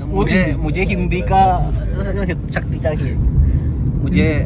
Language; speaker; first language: Hindi; non-native, learner; Malayalam